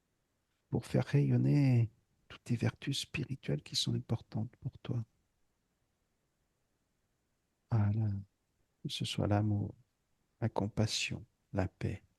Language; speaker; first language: French; native; French